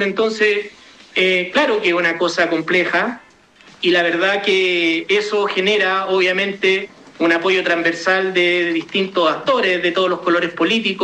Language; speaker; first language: Spanish; native; Spanish